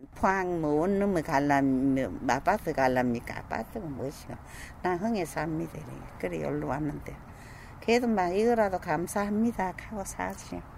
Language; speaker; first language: Korean; native; Korean